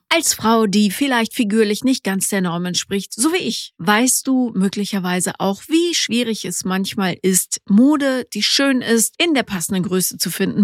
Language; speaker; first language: German; native; German